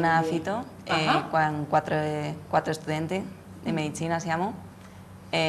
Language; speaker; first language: Italian; non-native, learner; Spanish